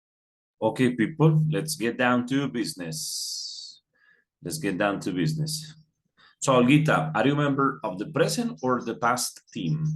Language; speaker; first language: English; non-native, learner; Spanish